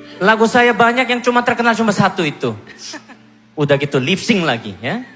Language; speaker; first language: Indonesian; non-native, fluent; Korean